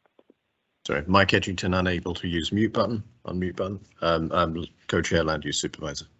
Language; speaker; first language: English; native; English